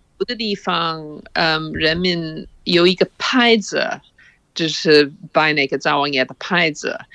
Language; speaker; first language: Chinese; non-native, fluent; English